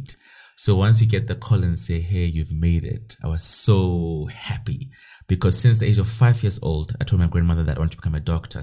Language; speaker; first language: English; non-native, local second language; Southern Sotho